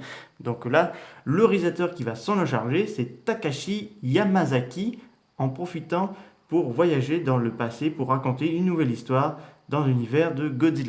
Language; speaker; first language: French; native; French